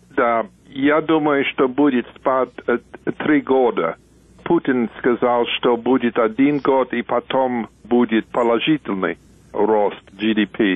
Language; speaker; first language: Russian; non-native, fluent; English